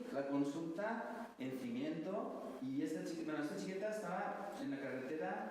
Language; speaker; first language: Spanish; non-native, local second language; Catalan